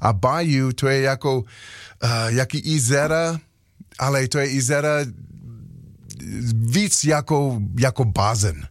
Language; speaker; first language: Czech; non-native, learner; English